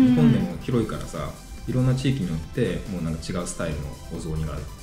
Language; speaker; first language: Japanese; native; Japanese